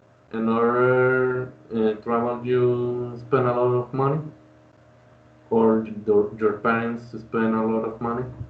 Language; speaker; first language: English; non-native, learner; Spanish